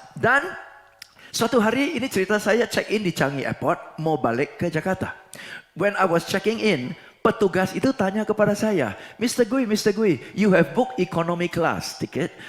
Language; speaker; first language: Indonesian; non-native, fluent; English